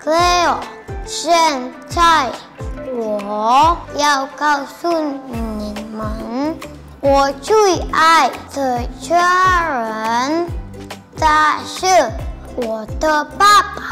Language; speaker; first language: Chinese; non-native, learner; Indonesian